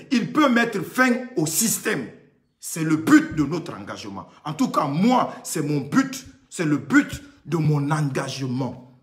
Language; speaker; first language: French; non-native, local second language; Susu